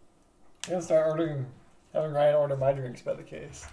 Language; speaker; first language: English; native; English